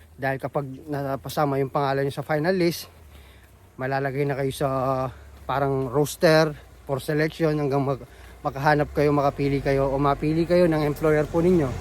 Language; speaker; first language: Filipino; non-native, local second language; Pampanga